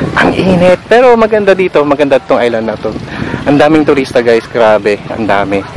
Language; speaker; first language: Filipino; native; Filipino